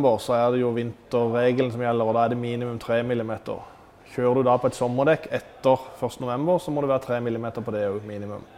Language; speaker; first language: Norwegian; native; Norwegian